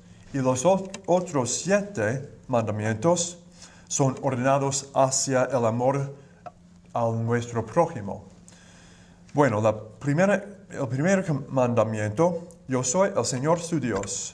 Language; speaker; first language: Spanish; non-native, learner; English